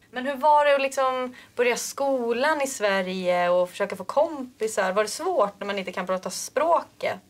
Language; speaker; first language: Swedish; native; Swedish